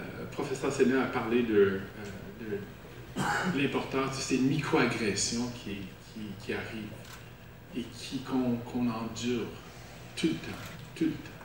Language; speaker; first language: French; non-native, local second language; English